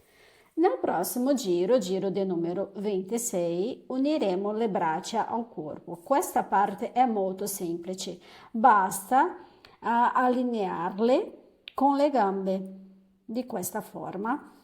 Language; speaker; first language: Italian; non-native, fluent; Portuguese